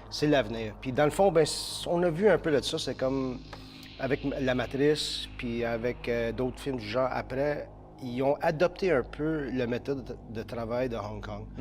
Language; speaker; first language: French; early bilingual, heritage; French